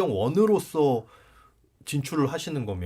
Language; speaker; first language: Korean; native; Korean